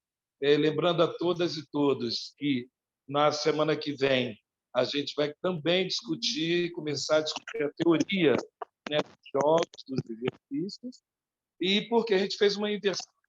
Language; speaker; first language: Portuguese; native; Portuguese